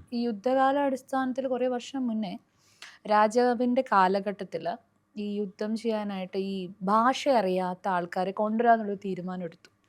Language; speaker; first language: Malayalam; non-native, local second language; Hindi